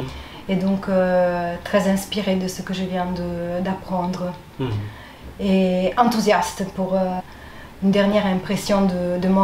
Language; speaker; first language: French; non-native, fluent; Italian